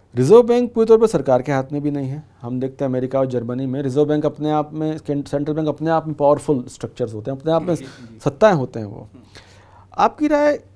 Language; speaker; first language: Hindi; native; Hindi